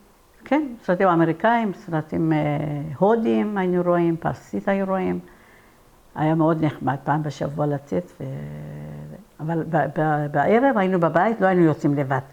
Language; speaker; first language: Hebrew; non-native, fluent; Persian